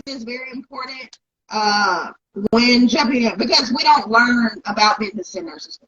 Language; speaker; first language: English; native; English